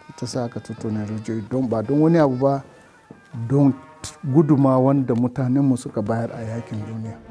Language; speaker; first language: Hausa; non-native, local second language; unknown